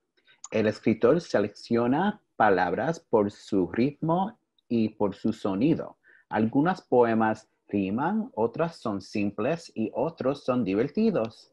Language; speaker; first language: Spanish; early bilingual, heritage; English